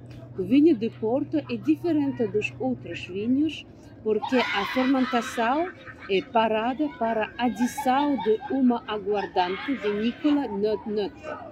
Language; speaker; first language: Portuguese; non-native, learner; English